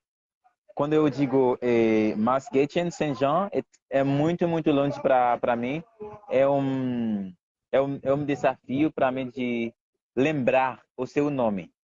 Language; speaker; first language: Portuguese; non-native, learner; Haitian Creole